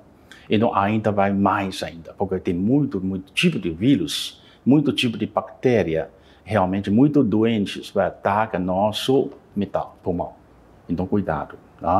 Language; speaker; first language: Portuguese; non-native, learner; Chinese